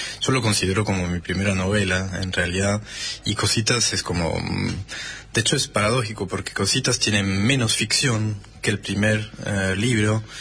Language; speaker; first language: Spanish; non-native, fluent; French